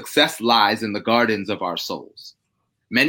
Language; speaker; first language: English; native; English